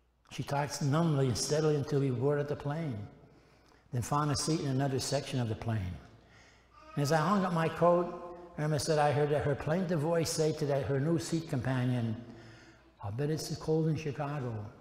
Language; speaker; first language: English; native; English